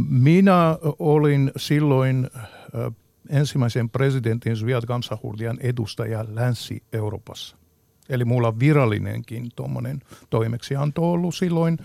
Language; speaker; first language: Finnish; non-native, fluent; Georgian